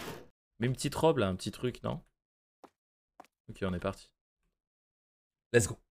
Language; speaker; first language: French; native; French